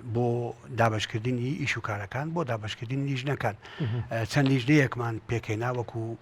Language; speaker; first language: Central Kurdish; non-native, local second language; Turkish